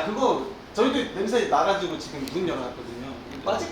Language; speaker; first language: Korean; native; Korean